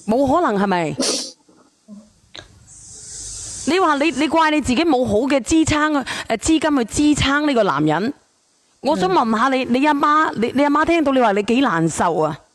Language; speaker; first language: Cantonese; native; Cantonese